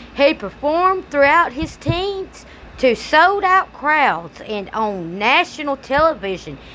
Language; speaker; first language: English; native; English